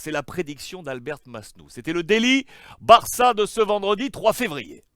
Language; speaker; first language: French; native; French